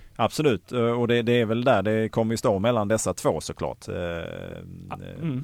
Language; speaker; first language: Swedish; native; Swedish